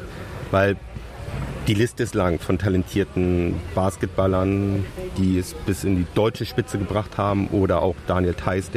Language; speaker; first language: German; native; German